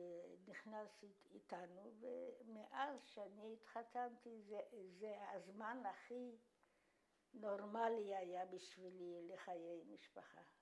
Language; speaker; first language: Hebrew; non-native, fluent; Polish